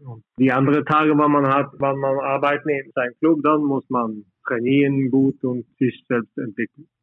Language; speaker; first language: German; non-native, learner; Norwegian